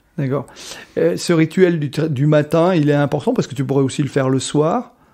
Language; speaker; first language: French; native; French